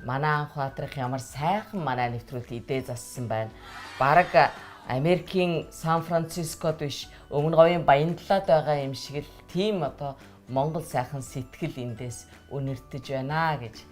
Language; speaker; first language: Mongolian; native; Mongolian